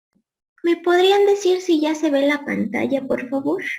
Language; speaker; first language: Spanish; native; Spanish